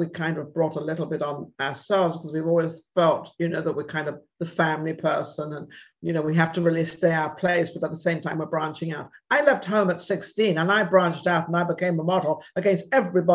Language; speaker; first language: English; native; English